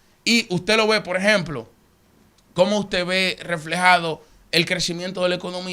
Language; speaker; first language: Spanish; native; Spanish